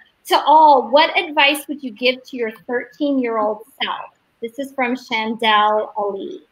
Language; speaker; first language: English; native; English